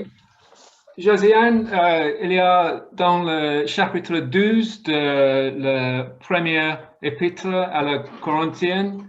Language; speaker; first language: French; non-native, fluent; English